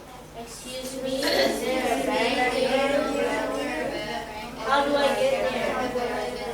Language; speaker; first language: English; non-native, learner; Indonesian